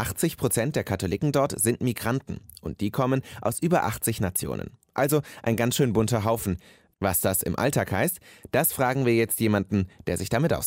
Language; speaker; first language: German; native; German